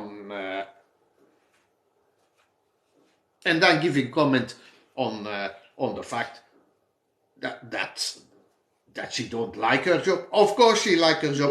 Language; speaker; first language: English; non-native, fluent; Dutch